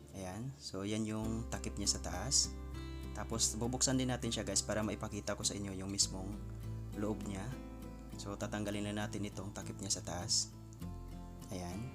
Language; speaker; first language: Filipino; non-native, local second language; Cebuano